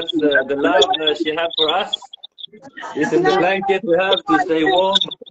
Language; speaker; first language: English; non-native, fluent; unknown